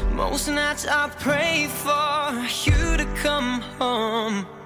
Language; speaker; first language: English; non-native, fluent; Chinese